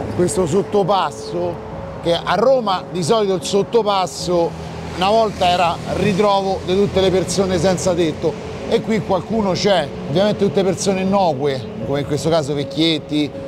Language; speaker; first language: Italian; native; Italian